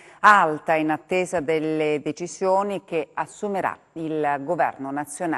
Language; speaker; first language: Italian; native; Italian